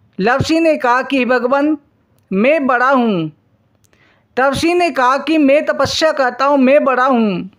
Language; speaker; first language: Hindi; native; Hindi